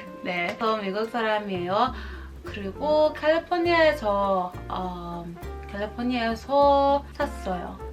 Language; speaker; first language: Korean; non-native, learner; English